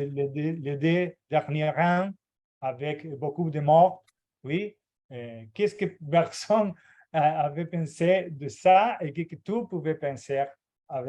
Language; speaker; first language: French; non-native, fluent; Portuguese